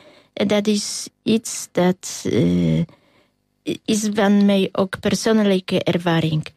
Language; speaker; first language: Dutch; non-native, learner; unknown